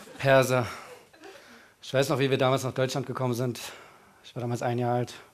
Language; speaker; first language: German; early bilingual, other home language; Persian